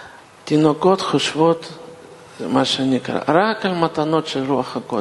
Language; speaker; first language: Hebrew; non-native, fluent; Russian